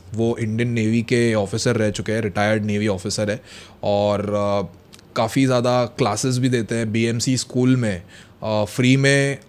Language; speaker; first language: Hindi; non-native, local second language; Marathi